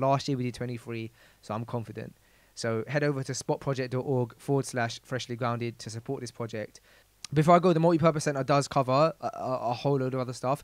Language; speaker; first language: English; native; English